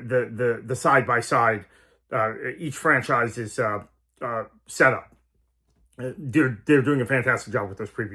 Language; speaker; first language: English; native; English